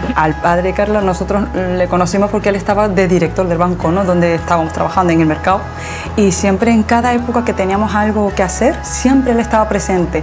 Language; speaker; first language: Spanish; early bilingual, other home language; Korean